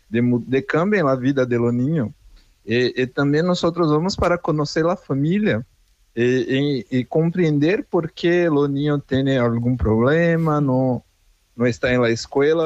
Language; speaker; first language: Spanish; non-native, fluent; Portuguese